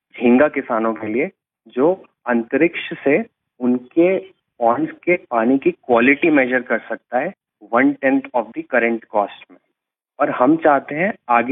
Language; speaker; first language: Hindi; native; Hindi